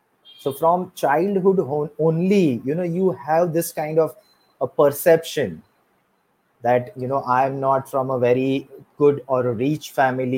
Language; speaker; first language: English; non-native, local second language; Gujarati